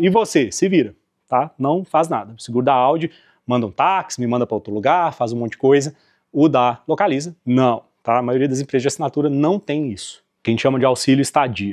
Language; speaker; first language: Portuguese; native; Portuguese